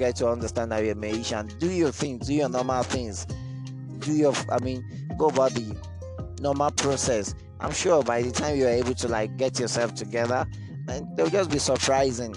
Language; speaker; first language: English; non-native, local second language; Yoruba